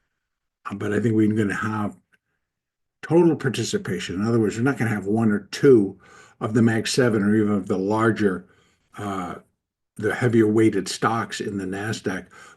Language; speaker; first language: English; native; English